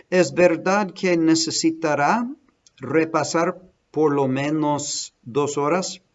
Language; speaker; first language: Spanish; non-native, fluent; English